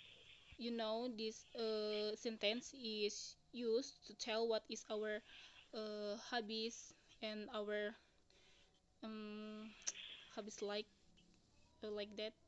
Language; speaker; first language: English; non-native, learner; Indonesian